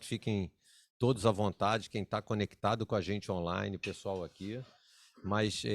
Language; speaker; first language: Portuguese; native; Portuguese